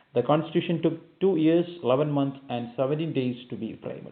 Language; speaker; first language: English; non-native, local second language; Malayalam